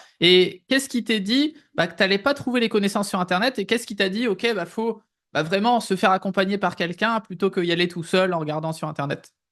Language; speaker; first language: French; native; French